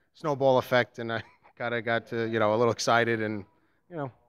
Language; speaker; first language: English; native; English